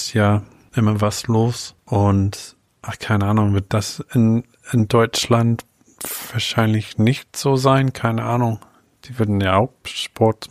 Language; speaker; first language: German; non-native, fluent; English